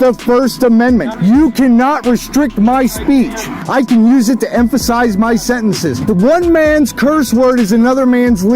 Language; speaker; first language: English; native; English